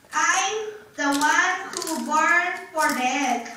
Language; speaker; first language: English; non-native, learner; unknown